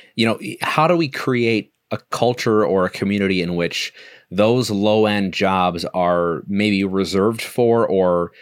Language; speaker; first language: English; native; English